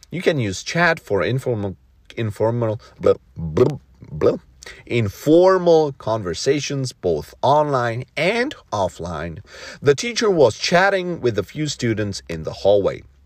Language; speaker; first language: English; non-native, fluent; Czech